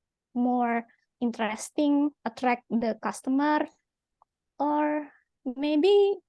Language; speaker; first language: English; non-native, learner; Indonesian